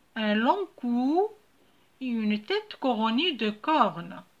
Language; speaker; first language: French; non-native, local second language; Arabic